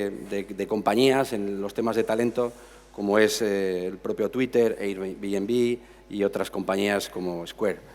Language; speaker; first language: Spanish; native; Spanish